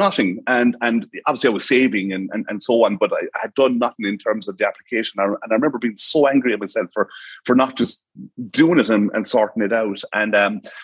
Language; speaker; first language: English; native; English